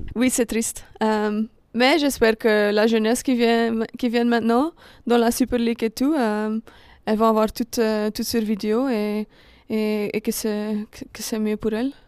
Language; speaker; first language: French; non-native, local second language; Dutch